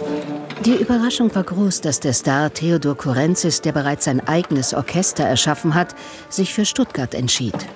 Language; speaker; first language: German; native; German